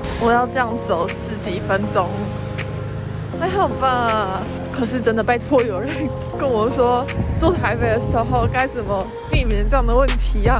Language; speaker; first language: Chinese; non-native, fluent; English